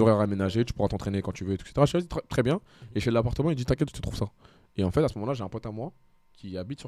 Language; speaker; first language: French; native; French